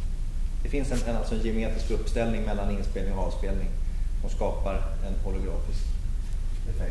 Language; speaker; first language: Swedish; native; Swedish